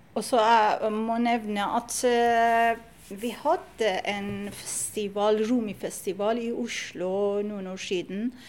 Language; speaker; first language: Norwegian; non-native, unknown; Persian